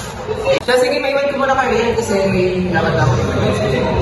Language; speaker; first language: Filipino; native; Filipino